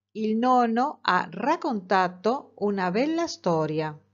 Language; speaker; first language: Italian; non-native, fluent; Spanish